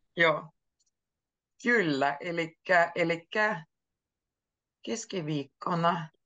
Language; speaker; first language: Finnish; native; Finnish